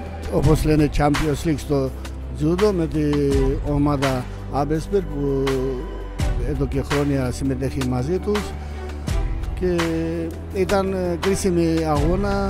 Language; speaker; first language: Greek; non-native, fluent; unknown